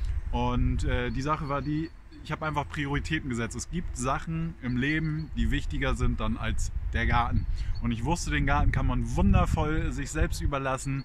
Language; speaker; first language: German; native; German